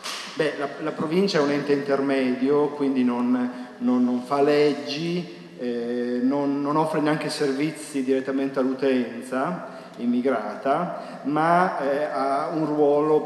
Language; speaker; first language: Italian; native; Italian